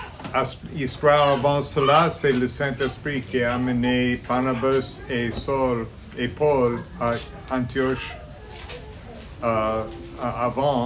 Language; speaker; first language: French; non-native, fluent; English